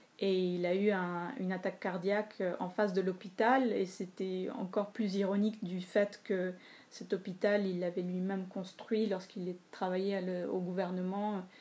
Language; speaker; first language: French; non-native, fluent; Spanish